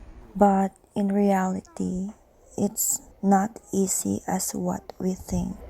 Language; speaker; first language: English; non-native, learner; Filipino